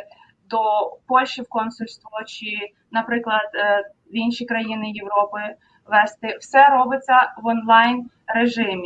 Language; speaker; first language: Ukrainian; native; Ukrainian